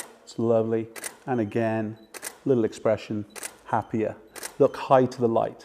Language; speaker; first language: English; native; English